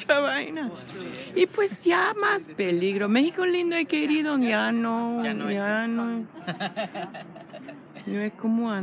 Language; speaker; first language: Spanish; non-native, fluent; English